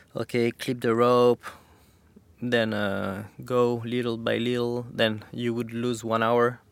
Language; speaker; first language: English; non-native, fluent; French